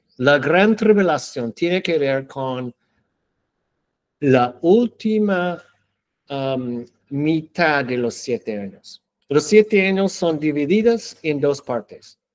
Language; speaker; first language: Spanish; non-native, learner; English